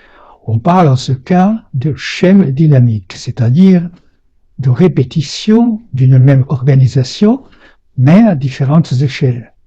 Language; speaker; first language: French; native; French